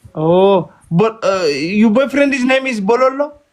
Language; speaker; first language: English; non-native, learner; Oromo